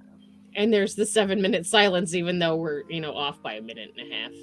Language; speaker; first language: English; native; English